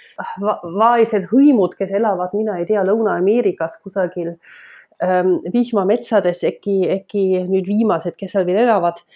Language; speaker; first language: Estonian; non-native, fluent; German